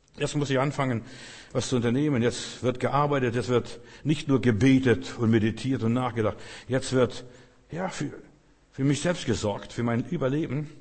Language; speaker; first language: German; early bilingual, other home language; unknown